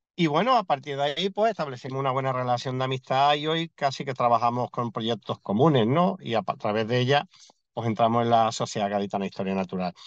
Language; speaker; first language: Spanish; native; Spanish